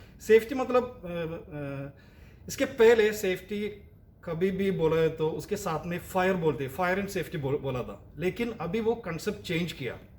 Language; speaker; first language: Hindi; non-native, local second language; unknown